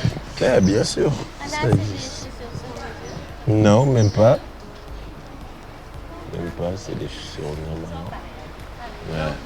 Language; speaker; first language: French; non-native, local second language; Wolof